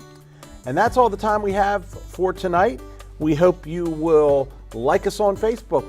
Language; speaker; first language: English; native; English